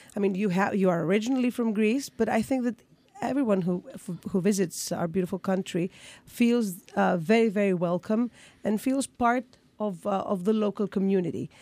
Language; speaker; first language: English; non-native, fluent; Greek